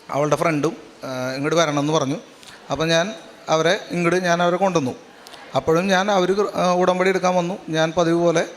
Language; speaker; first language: Malayalam; native; Malayalam